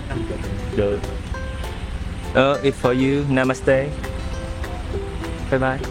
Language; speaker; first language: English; non-native, learner; Vietnamese